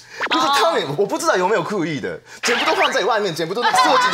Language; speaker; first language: Chinese; non-native, fluent; Japanese